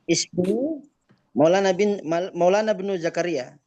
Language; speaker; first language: Arabic; non-native, learner; Indonesian